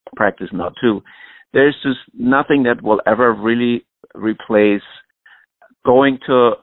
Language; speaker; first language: English; non-native, fluent; German